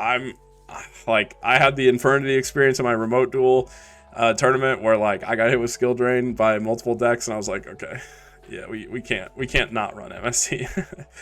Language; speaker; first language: English; native; English